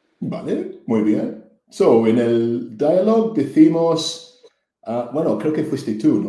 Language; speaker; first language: Spanish; non-native, fluent; English